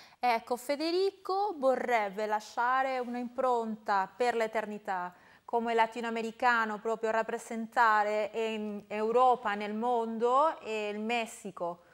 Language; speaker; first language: Italian; non-native, fluent; Spanish